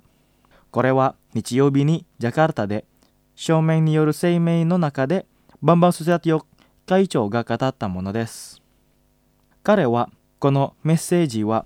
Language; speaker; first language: Japanese; non-native, fluent; Indonesian